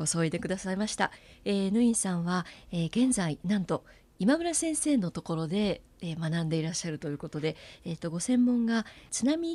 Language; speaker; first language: Japanese; native; Japanese